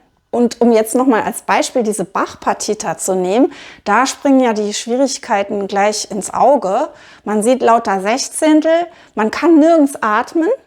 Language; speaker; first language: German; native; German